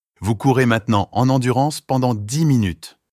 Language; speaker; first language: French; native; French